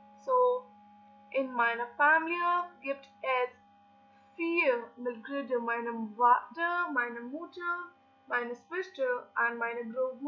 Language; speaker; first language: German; non-native, learner; English